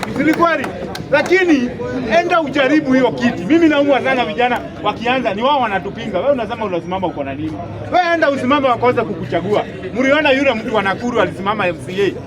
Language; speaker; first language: Swahili; non-native, local second language; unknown